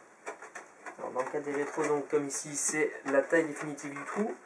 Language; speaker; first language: French; native; French